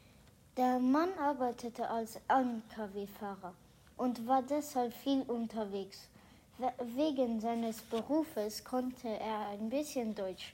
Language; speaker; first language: German; non-native, local second language; Luxembourgish